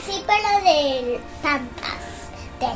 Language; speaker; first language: Spanish; early bilingual, heritage; Spanish